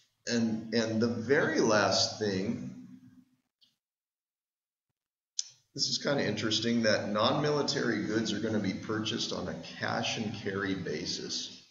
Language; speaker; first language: English; native; English